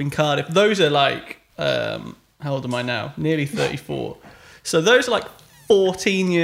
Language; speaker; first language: English; native; English